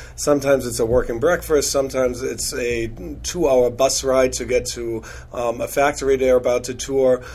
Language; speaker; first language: English; non-native, fluent; German